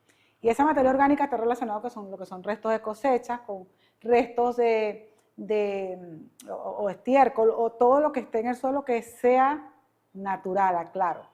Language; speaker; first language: Spanish; native; Spanish